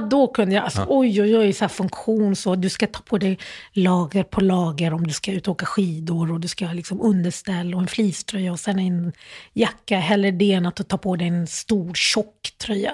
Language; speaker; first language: Swedish; early bilingual, other home language; Arabic